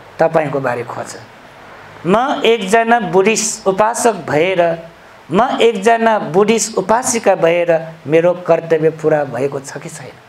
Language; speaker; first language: Nepali; non-native, local second language; Newari